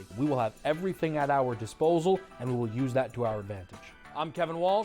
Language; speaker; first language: English; native; English